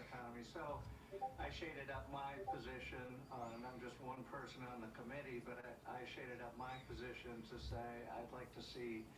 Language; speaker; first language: English; native; English